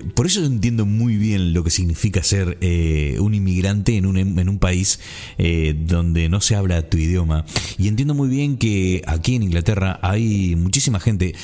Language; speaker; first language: Spanish; native; Spanish